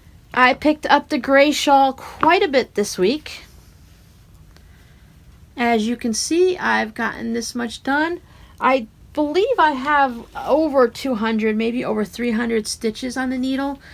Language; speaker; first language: English; native; English